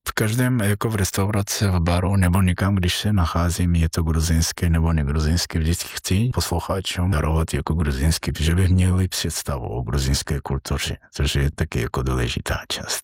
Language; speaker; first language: Czech; non-native, fluent; Georgian